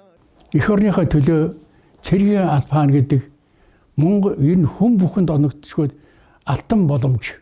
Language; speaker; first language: Mongolian; native; Mongolian